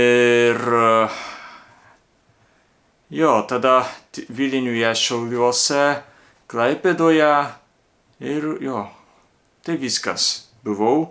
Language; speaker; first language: Lithuanian; non-native, learner; Japanese